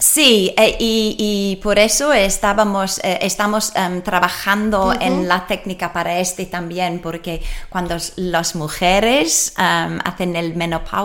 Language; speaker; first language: Spanish; non-native, learner; English